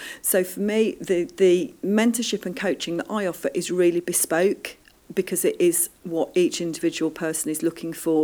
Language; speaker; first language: English; native; English